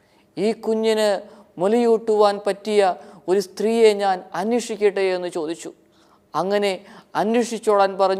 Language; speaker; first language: Malayalam; native; Malayalam